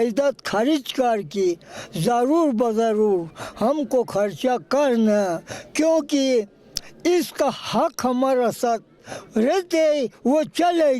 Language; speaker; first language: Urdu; non-native, local second language; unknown